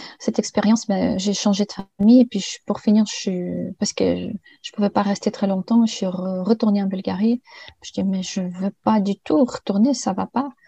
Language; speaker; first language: French; non-native, fluent; Bulgarian